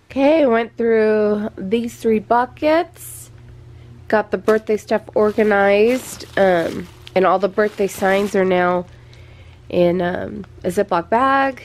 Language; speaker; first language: English; native; English